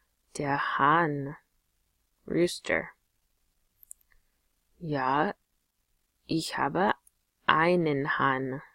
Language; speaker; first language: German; non-native, fluent; English